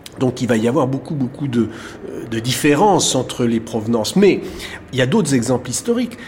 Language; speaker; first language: French; native; French